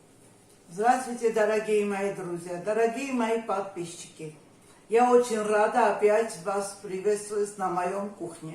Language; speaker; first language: Russian; non-native, fluent; Armenian